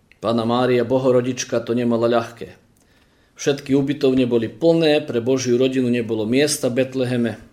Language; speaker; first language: Slovak; early bilingual, heritage; Slovak